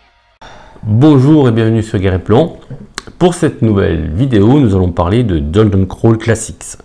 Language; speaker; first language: French; native; French